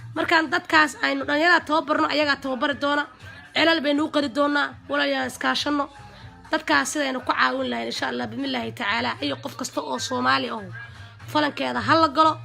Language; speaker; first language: Somali; native; Somali